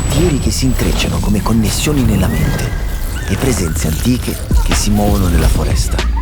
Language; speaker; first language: Italian; native; Italian